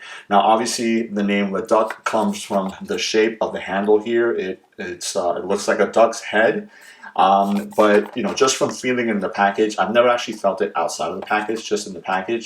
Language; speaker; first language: English; native; English